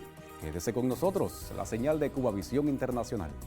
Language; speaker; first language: Spanish; native; Spanish